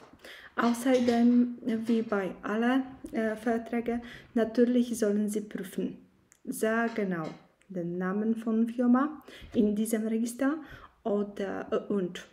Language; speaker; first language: German; non-native, fluent; Polish